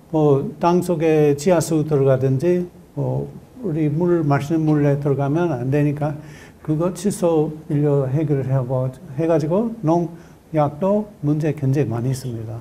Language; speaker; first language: Korean; non-native, learner; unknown